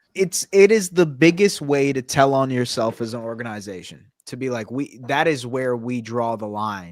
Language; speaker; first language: English; native; English